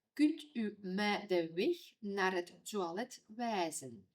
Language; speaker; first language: Dutch; non-native, fluent; Ukrainian